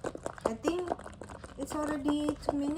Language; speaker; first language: English; non-native, learner; Indonesian